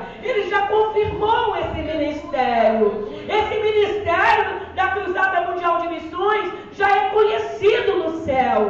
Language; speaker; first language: Portuguese; native; Portuguese